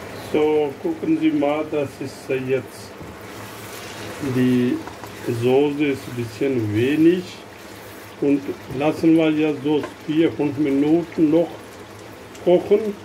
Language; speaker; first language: German; non-native, learner; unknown